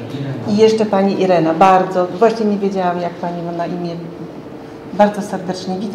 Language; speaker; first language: Polish; native; Polish